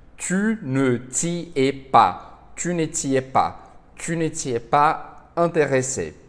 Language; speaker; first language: French; non-native, fluent; Portuguese